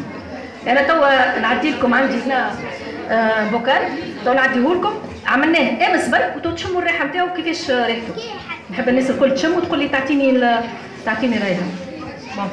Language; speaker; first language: Arabic; native; Arabic